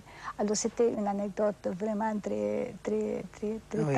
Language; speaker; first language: French; non-native, fluent; Spanish